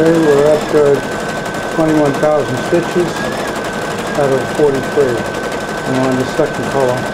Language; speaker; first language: English; native; English